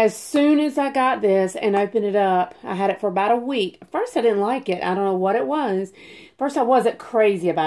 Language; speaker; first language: English; native; English